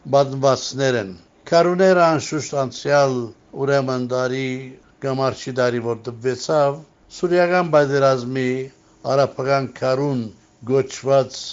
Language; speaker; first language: Armenian; native; Armenian